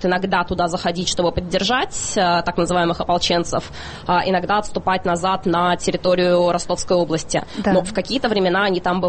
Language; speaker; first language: Russian; native; Russian